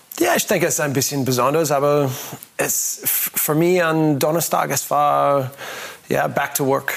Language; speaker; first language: German; non-native, learner; English